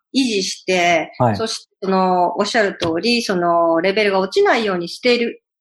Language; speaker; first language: Japanese; native; Japanese